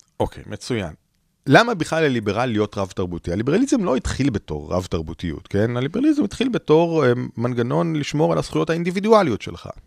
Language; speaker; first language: Hebrew; native; Hebrew